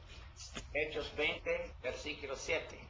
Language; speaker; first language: Spanish; non-native, learner; English